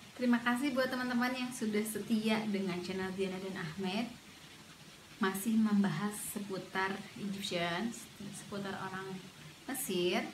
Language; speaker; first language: Indonesian; native; Indonesian